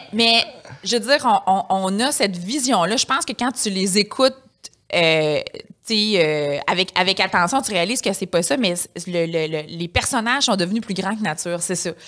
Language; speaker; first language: French; native; French